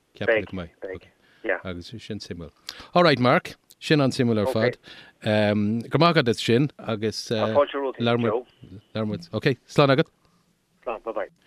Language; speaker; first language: Irish; non-native, local second language; English